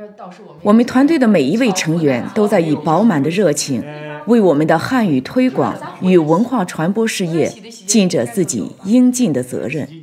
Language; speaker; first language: Chinese; native; Chinese